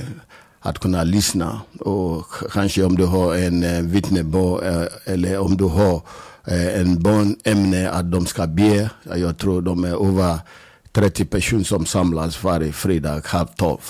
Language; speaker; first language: Swedish; non-native, fluent; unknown